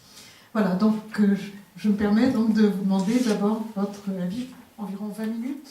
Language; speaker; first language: French; native; French